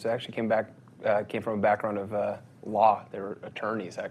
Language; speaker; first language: English; native; English